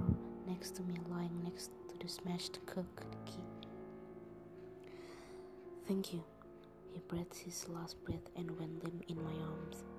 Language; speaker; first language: English; non-native, learner; Indonesian